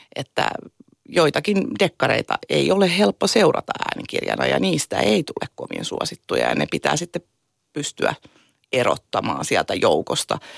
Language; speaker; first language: Finnish; native; Finnish